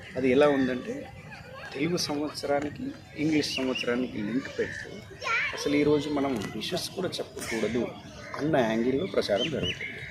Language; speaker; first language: Telugu; non-native, local second language; Marathi